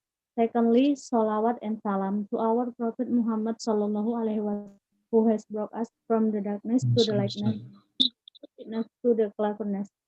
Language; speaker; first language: English; non-native, learner; Indonesian